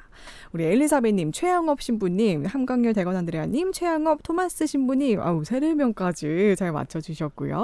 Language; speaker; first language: Korean; native; Korean